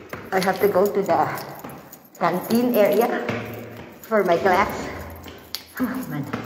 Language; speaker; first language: English; non-native, local second language; Filipino